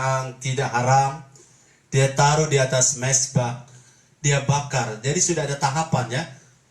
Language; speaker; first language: Indonesian; native; Indonesian